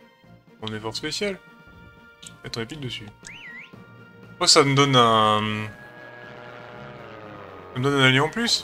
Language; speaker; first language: French; native; French